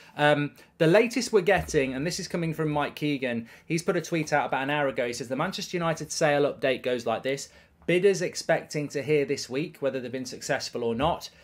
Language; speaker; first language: English; native; English